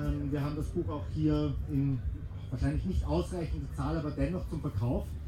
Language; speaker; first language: German; native; German